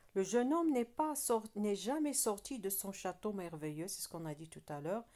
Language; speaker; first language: French; non-native, local second language; Arabic